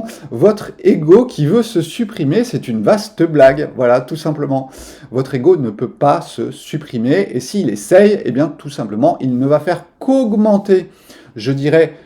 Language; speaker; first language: French; native; French